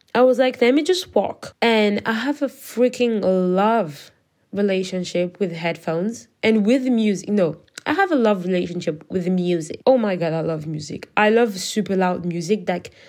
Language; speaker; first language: English; non-native, fluent; French